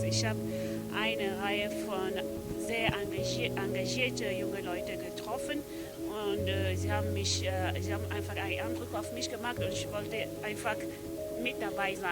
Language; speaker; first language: German; non-native, fluent; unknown